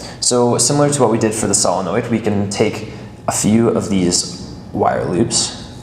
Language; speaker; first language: English; native; English